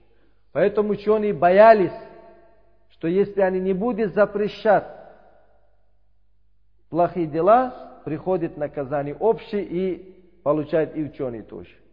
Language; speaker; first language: Russian; non-native, learner; Uzbek